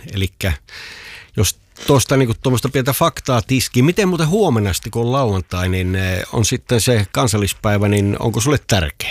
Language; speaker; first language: Finnish; native; Finnish